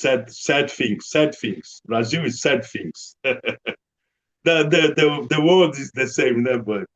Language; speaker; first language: English; non-native, learner; Portuguese